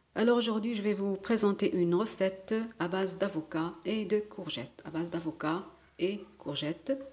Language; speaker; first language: French; non-native, local second language; Arabic